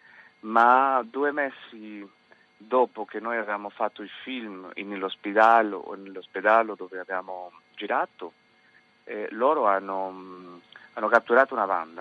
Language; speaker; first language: Italian; non-native, fluent; Spanish